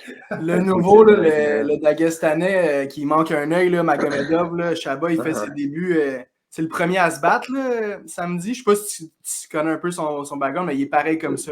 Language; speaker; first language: French; native; French